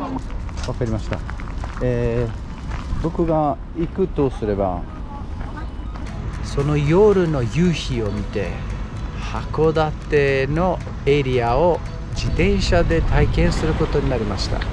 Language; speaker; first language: Japanese; non-native, fluent; Romanian